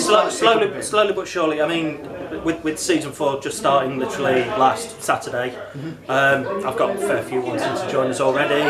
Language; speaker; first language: English; native; English